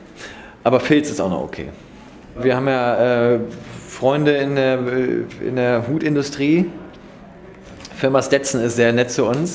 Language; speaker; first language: German; native; German